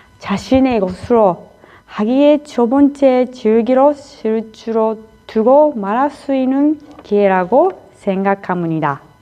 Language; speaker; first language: Korean; non-native, learner; Japanese